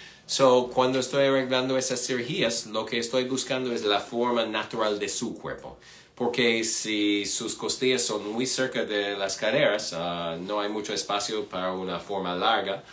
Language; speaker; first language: Spanish; non-native, fluent; English